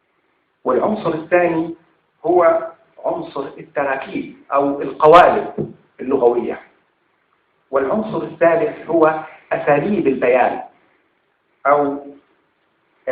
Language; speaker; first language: Arabic; native; Arabic